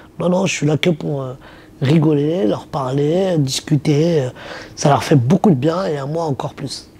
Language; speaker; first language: French; early bilingual, other home language; Arabic